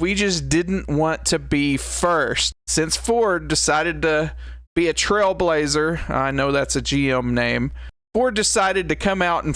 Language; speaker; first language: English; native; English